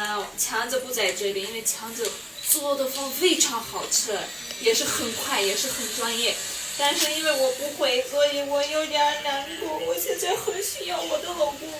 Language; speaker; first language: Chinese; non-native, fluent; Armenian